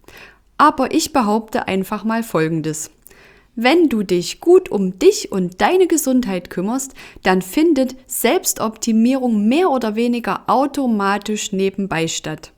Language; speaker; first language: German; native; German